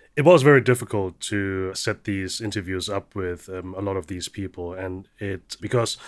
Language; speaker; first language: English; early bilingual, heritage; German